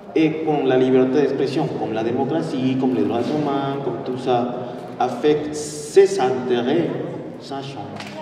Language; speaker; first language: French; non-native, fluent; Spanish